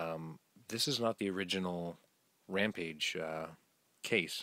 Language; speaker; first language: English; native; English